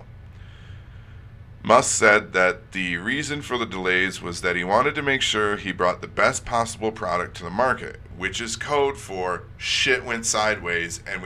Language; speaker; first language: English; native; English